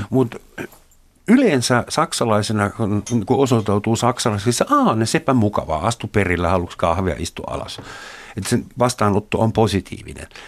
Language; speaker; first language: Finnish; non-native, fluent; German